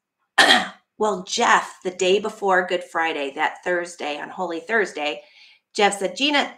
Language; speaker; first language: English; native; English